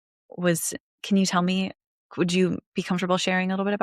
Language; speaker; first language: English; native; English